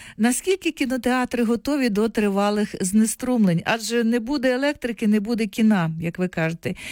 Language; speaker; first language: Ukrainian; native; Ukrainian